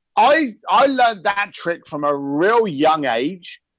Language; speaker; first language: English; native; English